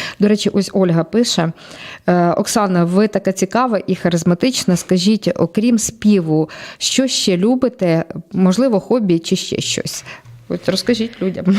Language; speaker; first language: Ukrainian; native; Ukrainian